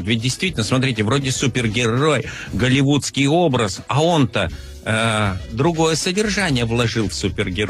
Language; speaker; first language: Russian; native; Russian